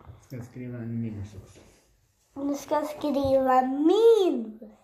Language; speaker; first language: Swedish; early bilingual, other home language; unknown